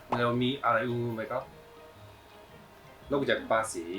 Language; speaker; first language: Thai; non-native, learner; Japanese